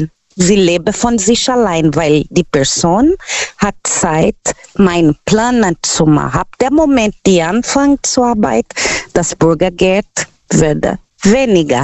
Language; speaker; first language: German; non-native, learner; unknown